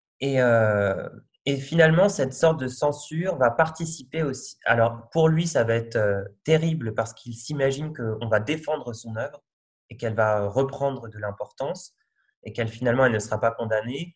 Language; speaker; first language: French; native; French